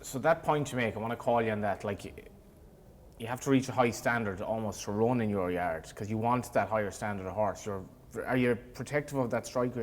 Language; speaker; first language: English; native; English